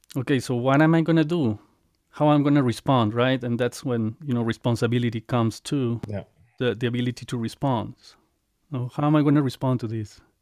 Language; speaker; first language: English; non-native, fluent; Spanish